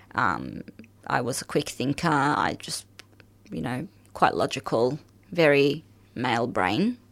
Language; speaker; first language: English; early bilingual, other home language; Arabic